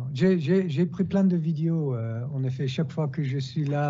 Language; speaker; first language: French; non-native, fluent; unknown